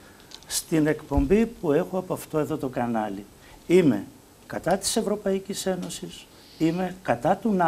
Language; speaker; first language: Greek; native; Greek